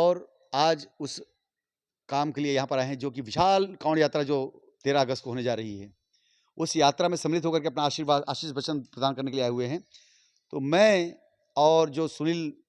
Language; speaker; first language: Hindi; native; Hindi